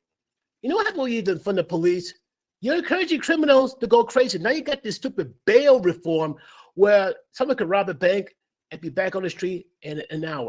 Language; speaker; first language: English; native; English